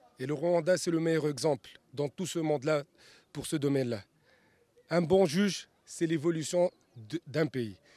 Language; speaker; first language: French; non-native, local second language; Arabic